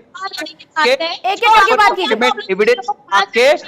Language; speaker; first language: Hindi; native; Hindi